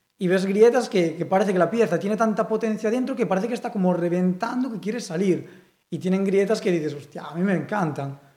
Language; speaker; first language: Spanish; non-native, local second language; Galician